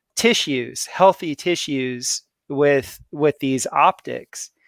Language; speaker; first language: English; native; English